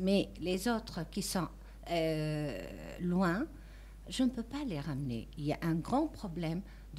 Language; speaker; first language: French; non-native, local second language; Arabic